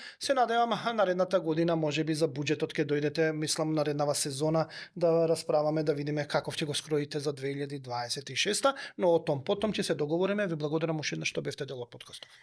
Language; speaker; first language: Macedonian; native; Macedonian